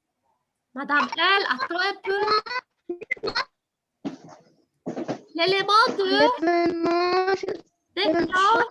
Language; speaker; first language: French; non-native, fluent; Arabic